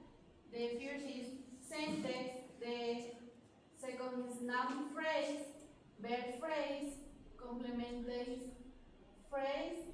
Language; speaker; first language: English; non-native, learner; Spanish